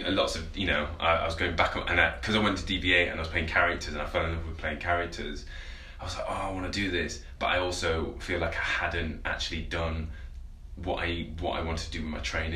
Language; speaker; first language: English; native; English